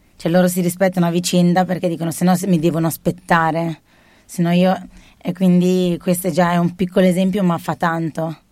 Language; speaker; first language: Italian; early bilingual, other home language; Arabic